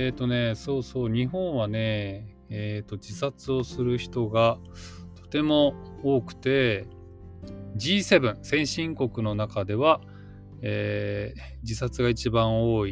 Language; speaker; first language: Japanese; native; Japanese